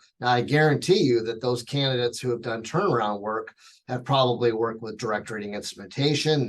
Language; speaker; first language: English; native; English